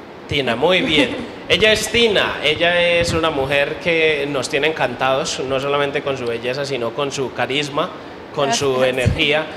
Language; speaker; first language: Spanish; native; Spanish